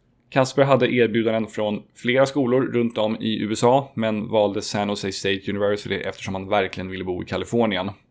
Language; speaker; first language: Swedish; native; Swedish